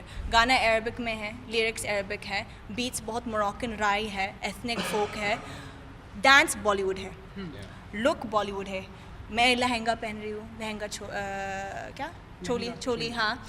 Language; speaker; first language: Hindi; non-native, fluent; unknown